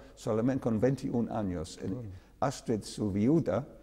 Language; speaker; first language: Spanish; non-native, learner; English